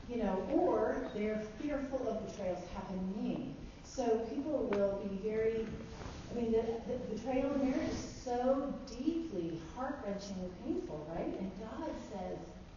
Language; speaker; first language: English; native; English